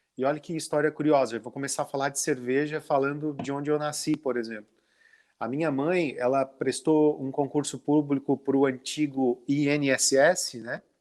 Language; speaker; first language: Portuguese; native; Portuguese